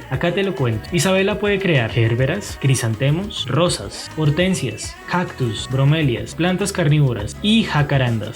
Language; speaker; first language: Spanish; native; Spanish